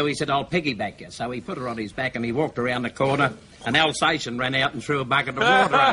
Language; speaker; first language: English; native; English